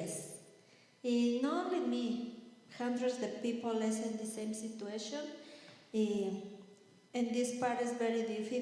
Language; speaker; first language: English; non-native, learner; Spanish